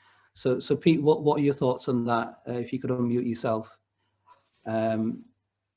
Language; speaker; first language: English; native; English